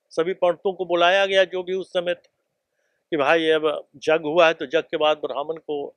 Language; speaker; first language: Hindi; native; Hindi